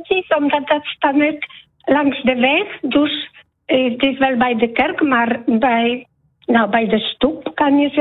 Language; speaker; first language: Dutch; non-native, learner; Polish